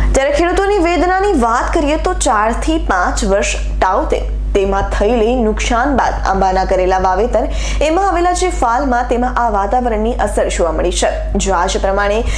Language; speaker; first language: Gujarati; native; Gujarati